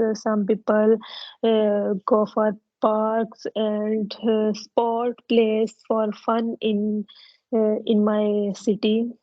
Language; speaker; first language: English; non-native, learner; Punjabi